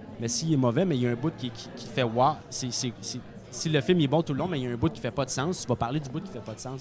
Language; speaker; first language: French; native; French